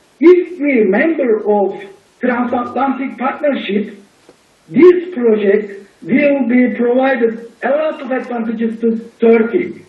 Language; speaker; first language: English; non-native, learner; Turkish